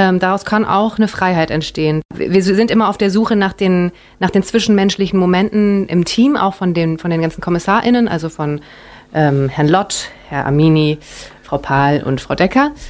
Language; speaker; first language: German; native; German